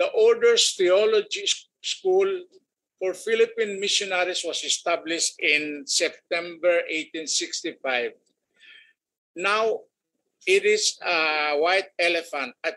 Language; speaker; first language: English; non-native, local second language; Filipino